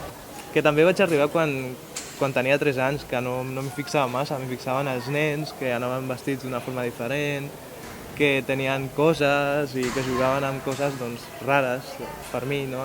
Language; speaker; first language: Catalan; early bilingual, other home language; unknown